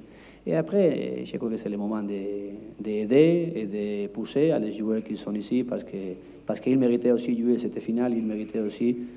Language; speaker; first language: French; non-native, learner; Spanish